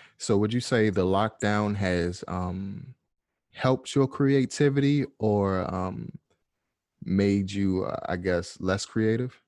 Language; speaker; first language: English; native; English